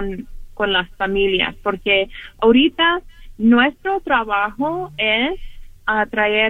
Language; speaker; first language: Spanish; early bilingual, heritage; Spanish